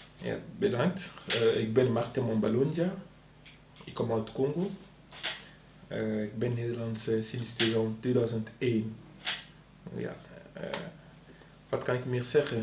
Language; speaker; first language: Dutch; non-native, local second language; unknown